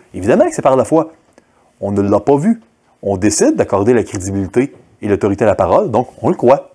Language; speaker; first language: French; native; French